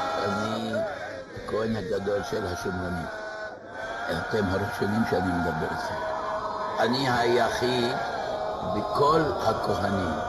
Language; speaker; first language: Hebrew; non-native, local second language; Arabic